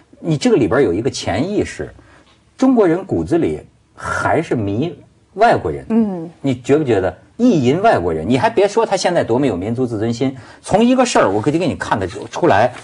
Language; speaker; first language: Chinese; native; Chinese